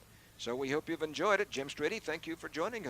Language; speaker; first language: English; native; English